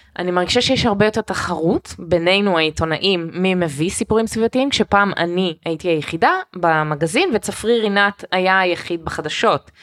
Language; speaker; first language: Hebrew; early bilingual, heritage; Hebrew